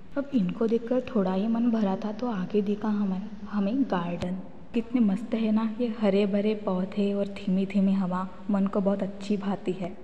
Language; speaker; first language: Hindi; non-native, local second language; Marathi